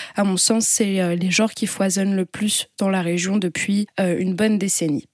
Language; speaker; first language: French; native; French